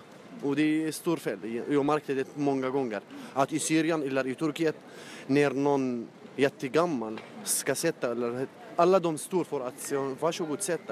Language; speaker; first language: Swedish; non-native, learner; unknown